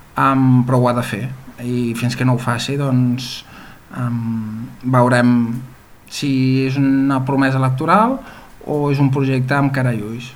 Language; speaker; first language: Catalan; native; Catalan